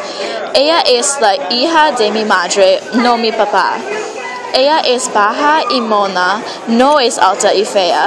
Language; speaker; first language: Spanish; non-native, learner; English